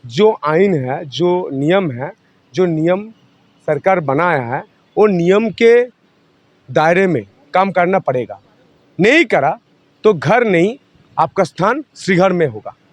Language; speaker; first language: Hindi; non-native, local second language; Bangla